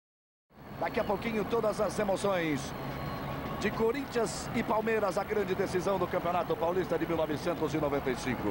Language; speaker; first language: Portuguese; native; Portuguese